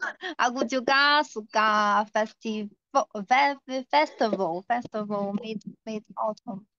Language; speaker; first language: Indonesian; non-native, learner; Chinese